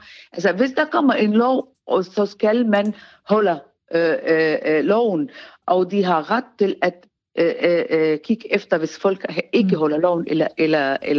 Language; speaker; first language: Danish; non-native, learner; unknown